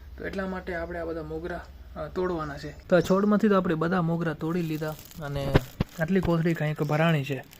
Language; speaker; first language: Gujarati; non-native, local second language; Kachhi